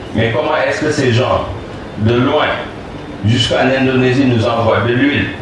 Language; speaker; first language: French; non-native, local second language; Wolof